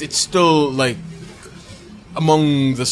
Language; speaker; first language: English; non-native, local second language; Cebuano